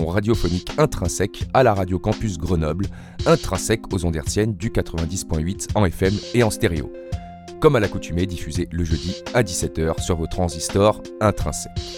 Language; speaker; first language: French; native; French